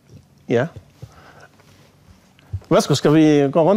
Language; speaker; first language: Danish; non-native, fluent; Arabic